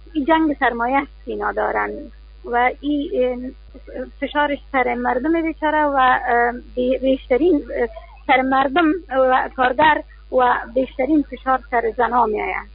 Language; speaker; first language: Persian; native; Persian